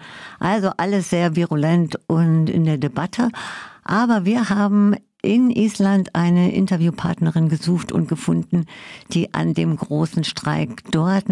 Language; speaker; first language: German; native; German